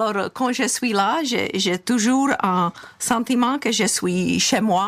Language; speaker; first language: French; non-native, fluent; Czech